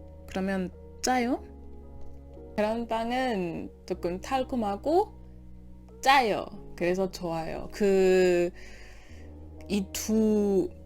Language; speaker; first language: Korean; non-native, learner; English